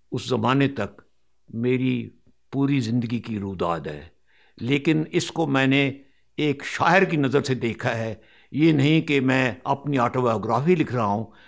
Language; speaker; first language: Urdu; non-native, local second language; Punjabi